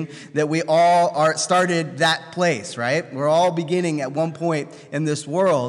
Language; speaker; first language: English; native; English